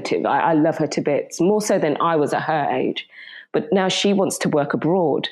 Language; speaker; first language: English; native; English